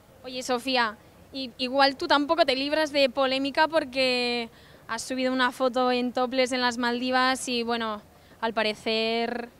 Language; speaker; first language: Spanish; native; Spanish